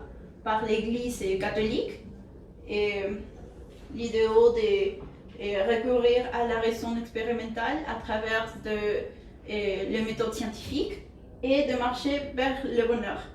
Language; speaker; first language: French; non-native, learner; Spanish